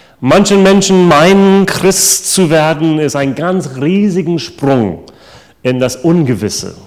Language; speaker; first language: German; non-native, fluent; English